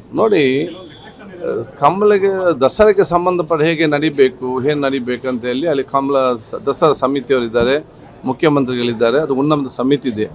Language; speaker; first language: Kannada; non-native, local second language; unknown